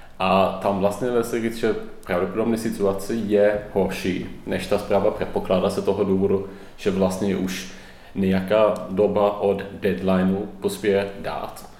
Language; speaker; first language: Czech; non-native, fluent; Swedish